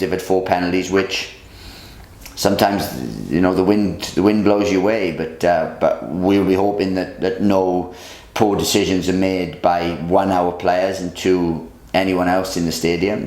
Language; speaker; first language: English; native; English